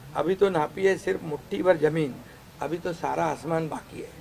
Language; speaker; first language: Hindi; non-native, local second language; Marathi